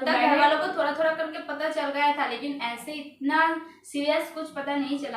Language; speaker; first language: Hindi; non-native, local second language; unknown